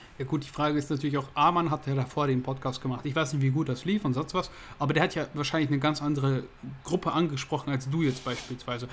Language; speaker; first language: German; native; German